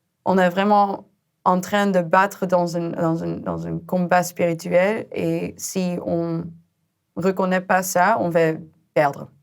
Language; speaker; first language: French; non-native, fluent; Dutch